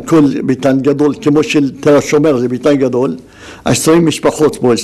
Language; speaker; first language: Hebrew; non-native, local second language; Arabic